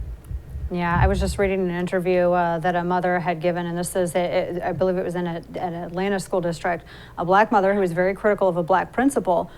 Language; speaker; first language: English; native; English